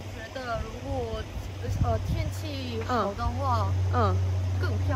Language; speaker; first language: Chinese; non-native, learner; Korean